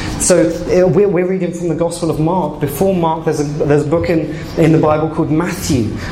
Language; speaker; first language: English; native; English